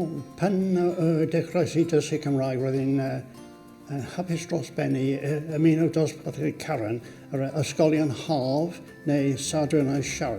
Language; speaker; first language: Welsh; non-native, fluent; English